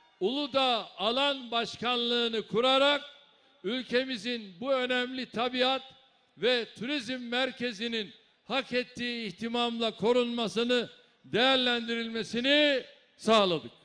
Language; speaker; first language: Turkish; native; Turkish